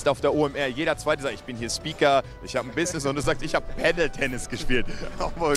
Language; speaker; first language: German; native; German